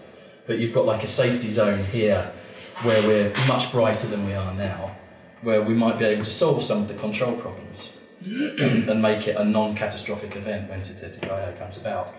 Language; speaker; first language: English; native; English